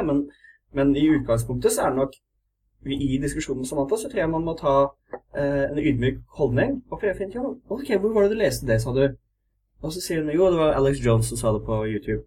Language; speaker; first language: Norwegian; native; Norwegian